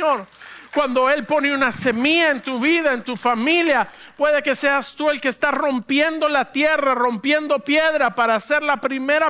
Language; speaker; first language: Spanish; native; Spanish